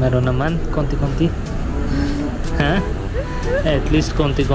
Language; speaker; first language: Filipino; non-native, learner; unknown